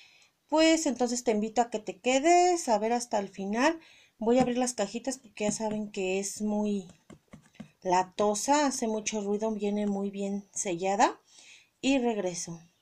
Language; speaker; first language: Spanish; native; Spanish